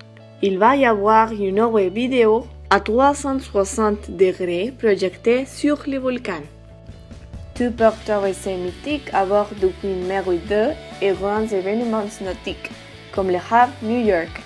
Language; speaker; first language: French; non-native, learner; Spanish